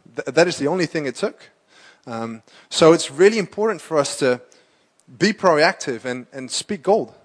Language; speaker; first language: English; non-native, fluent; Dutch